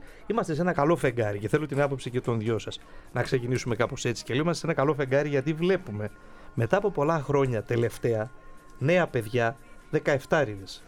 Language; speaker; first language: Greek; native; Greek